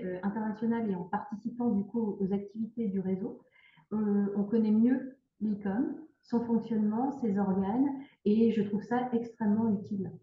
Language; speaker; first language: French; native; French